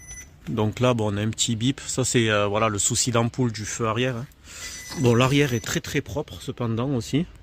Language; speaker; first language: French; native; French